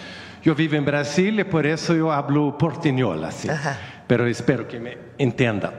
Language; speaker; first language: Spanish; non-native, learner; Swedish